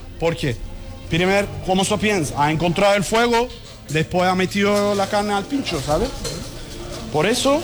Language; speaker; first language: Spanish; non-native, learner; Turkish